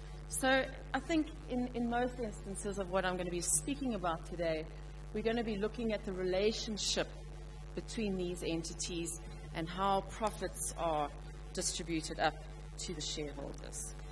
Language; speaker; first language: English; native; English